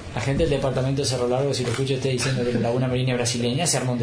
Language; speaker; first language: Spanish; native; Spanish